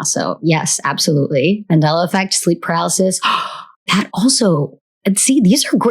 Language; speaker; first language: English; native; English